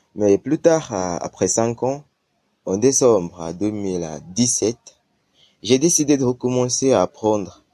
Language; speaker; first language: French; non-native, fluent; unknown